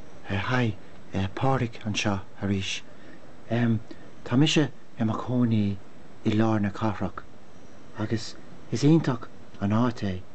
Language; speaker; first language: Irish; non-native, local second language; English